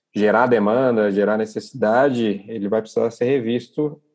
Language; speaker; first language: Portuguese; native; Portuguese